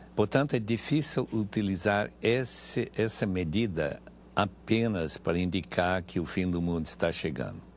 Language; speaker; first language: Portuguese; non-native, fluent; English